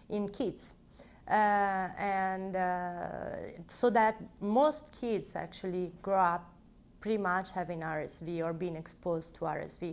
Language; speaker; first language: English; non-native, fluent; Italian